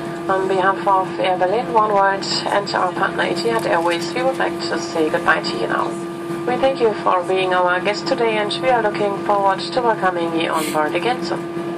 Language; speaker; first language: English; non-native, fluent; German